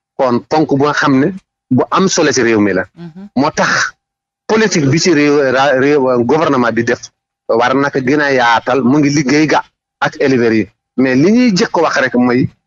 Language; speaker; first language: Wolof; non-native, local second language; Fula